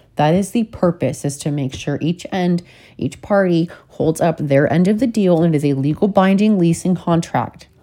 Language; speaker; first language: English; native; English